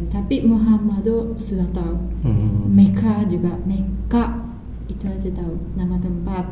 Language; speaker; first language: Indonesian; non-native, fluent; Japanese